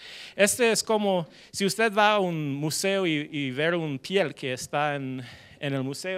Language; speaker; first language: Spanish; non-native, fluent; English